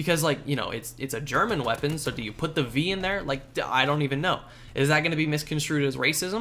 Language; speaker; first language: English; native; English